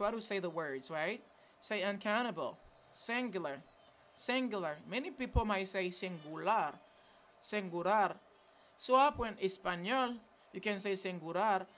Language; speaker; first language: English; non-native, fluent; Haitian Creole